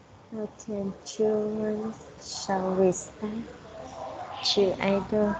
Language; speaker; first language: English; non-native, learner; Vietnamese